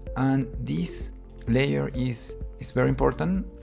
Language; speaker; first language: English; non-native, fluent; Spanish